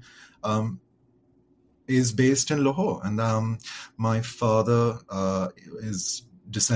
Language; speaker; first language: English; native; English